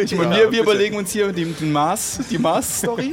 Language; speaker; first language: German; native; German